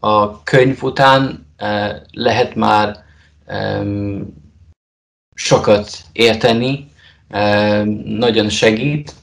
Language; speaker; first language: Hungarian; non-native, learner; Polish